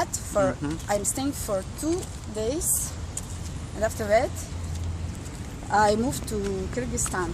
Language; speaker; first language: English; non-native, learner; Russian